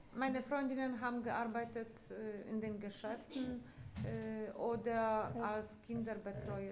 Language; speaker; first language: German; non-native, fluent; Polish